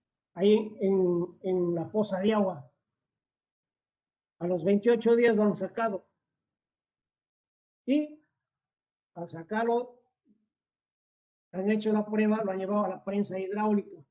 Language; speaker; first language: Spanish; native; Spanish